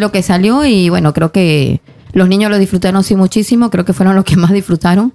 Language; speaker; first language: Spanish; native; Spanish